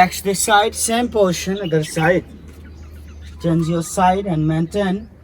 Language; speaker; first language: English; non-native, local second language; Hindi